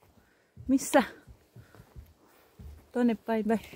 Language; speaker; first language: Finnish; non-native, learner; Filipino